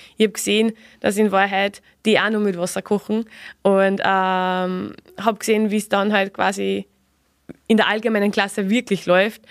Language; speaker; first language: German; native; German